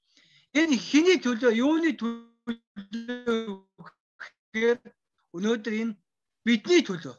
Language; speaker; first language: Mongolian; non-native, fluent; Korean